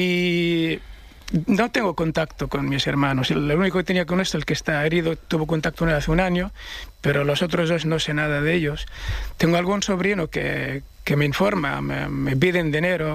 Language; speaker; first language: Spanish; non-native, fluent; Arabic